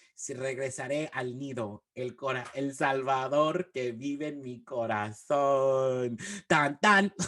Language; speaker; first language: Spanish; early bilingual, heritage; Spanish